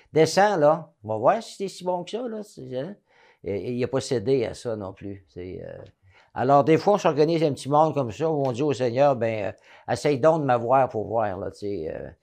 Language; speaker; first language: French; native; French